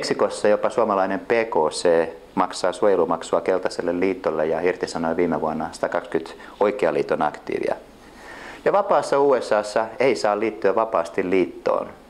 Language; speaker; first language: Finnish; native; Finnish